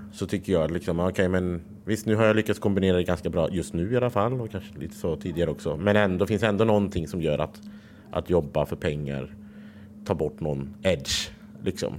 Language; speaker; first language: Swedish; native; Swedish